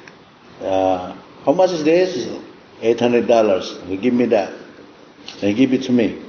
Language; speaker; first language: English; non-native, local second language; Cebuano